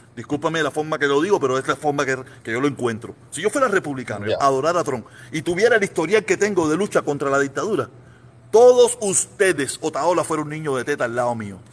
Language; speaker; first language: Spanish; native; Spanish